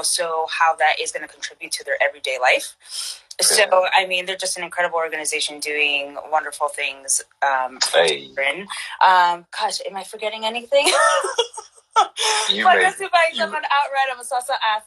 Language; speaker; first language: English; native; English